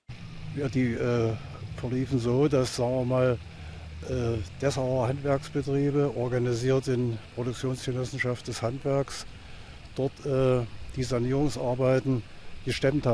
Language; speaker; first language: German; native; German